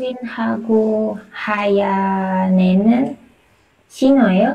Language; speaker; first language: Korean; non-native, learner; Indonesian